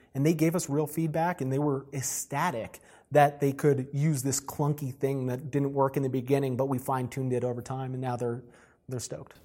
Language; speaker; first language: English; native; English